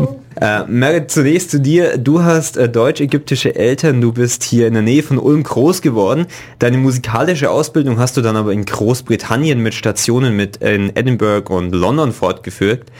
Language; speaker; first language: German; native; German